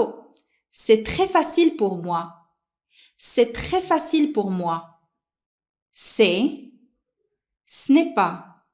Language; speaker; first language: French; non-native, local second language; Arabic